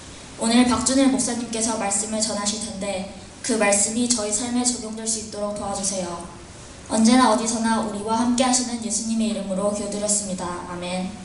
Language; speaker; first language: Korean; native; Korean